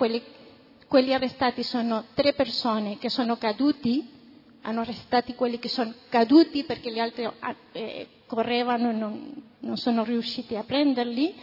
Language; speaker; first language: Italian; non-native, fluent; Spanish